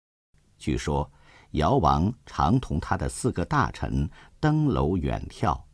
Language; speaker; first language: Chinese; native; Chinese